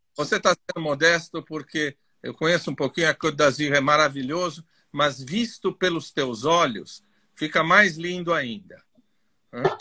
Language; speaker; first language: Portuguese; native; Portuguese